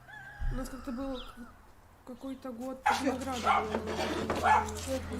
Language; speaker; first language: Russian; native; Russian